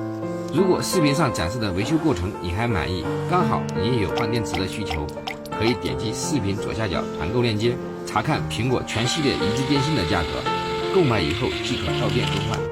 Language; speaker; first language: Chinese; native; Chinese